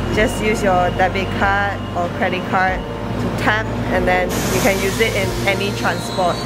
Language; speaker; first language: English; non-native, local second language; Chinese